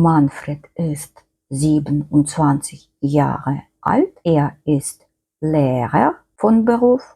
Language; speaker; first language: German; non-native, fluent; Ukrainian